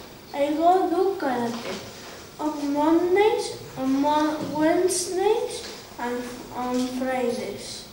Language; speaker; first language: English; non-native, learner; Spanish